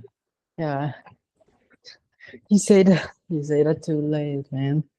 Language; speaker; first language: English; non-native, learner; Vietnamese